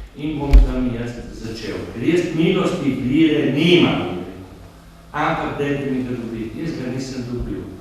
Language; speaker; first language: Slovenian; native; Slovenian